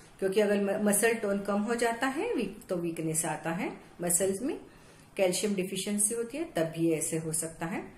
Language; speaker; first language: Hindi; non-native, local second language; Marathi